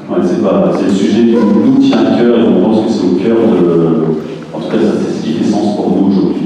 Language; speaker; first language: French; native; French